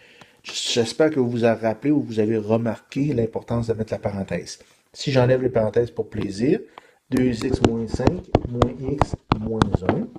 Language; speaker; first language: French; native; French